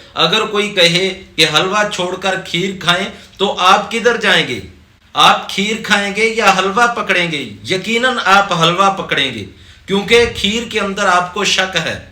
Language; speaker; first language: Urdu; non-native, local second language; Saraiki